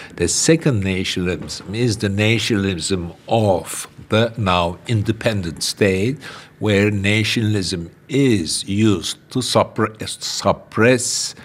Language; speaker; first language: English; non-native, fluent; Turkish